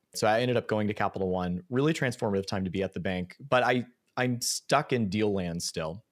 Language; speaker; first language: English; native; English